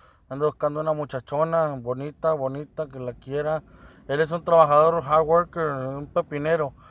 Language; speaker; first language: Spanish; early bilingual, heritage; Spanish